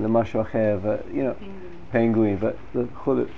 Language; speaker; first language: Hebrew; non-native, fluent; English